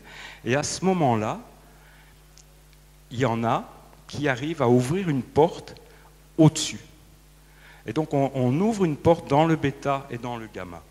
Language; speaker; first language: French; native; French